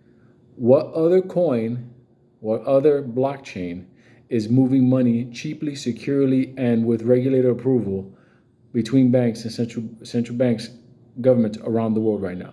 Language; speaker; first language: English; native; English